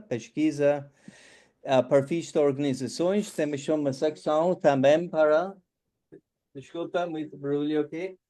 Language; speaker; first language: Portuguese; non-native, fluent; English